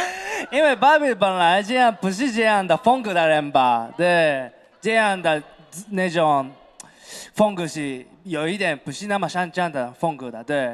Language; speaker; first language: Chinese; non-native, fluent; Japanese